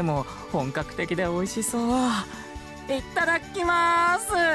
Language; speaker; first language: Japanese; native; Japanese